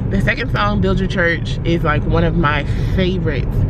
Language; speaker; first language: English; native; English